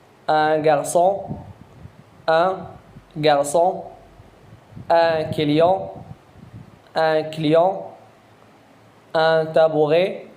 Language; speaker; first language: French; non-native, fluent; Arabic